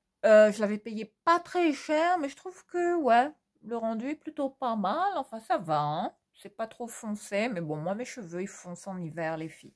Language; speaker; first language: French; native; French